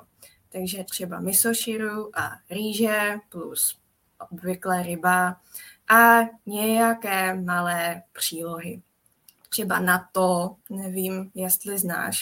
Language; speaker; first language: Czech; non-native, fluent; Japanese